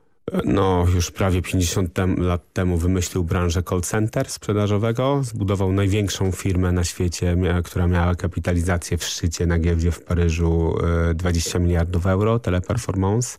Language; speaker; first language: Polish; native; Polish